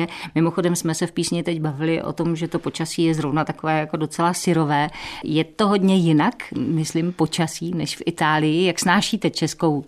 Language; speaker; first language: Czech; native; Czech